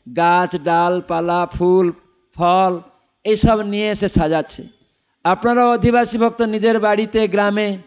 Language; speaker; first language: Bangla; non-native, fluent; Odia